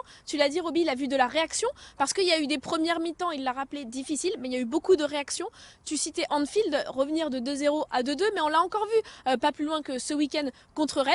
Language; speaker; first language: French; native; French